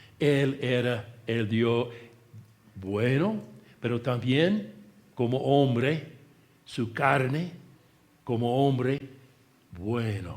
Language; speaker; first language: Spanish; non-native, fluent; English